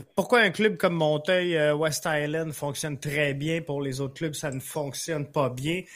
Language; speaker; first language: French; native; French